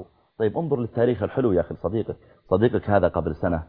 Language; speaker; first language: Arabic; native; Arabic